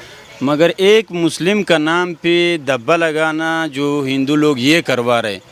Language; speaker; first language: Hindi; non-native, fluent; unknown